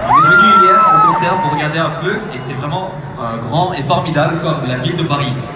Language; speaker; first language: French; native; French